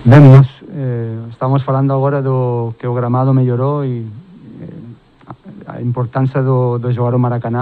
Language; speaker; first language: Portuguese; non-native, fluent; Spanish